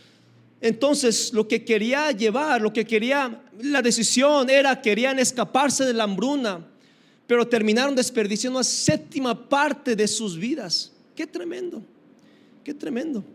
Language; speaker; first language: Spanish; native; Spanish